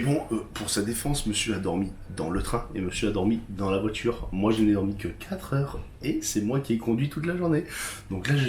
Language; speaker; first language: French; native; French